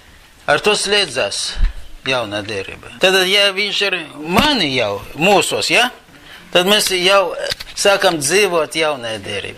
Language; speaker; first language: Latvian; non-native, local second language; Russian